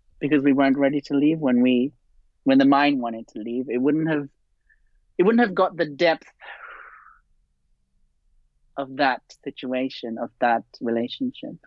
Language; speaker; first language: English; non-native, fluent; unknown